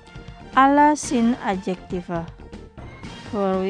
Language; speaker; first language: German; non-native, fluent; Indonesian